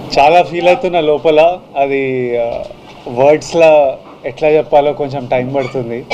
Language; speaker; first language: Telugu; native; Telugu